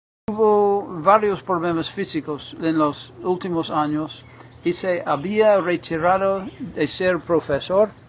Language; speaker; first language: Spanish; non-native, fluent; English